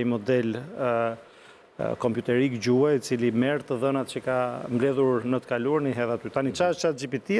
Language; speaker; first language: Albanian; native; Albanian